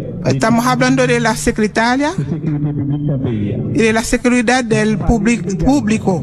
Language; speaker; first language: Spanish; non-native, learner; Haitian Creole